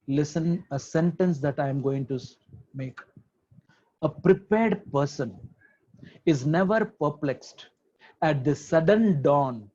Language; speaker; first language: English; non-native, local second language; Marathi